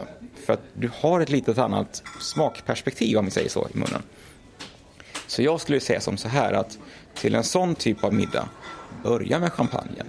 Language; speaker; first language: Swedish; native; Swedish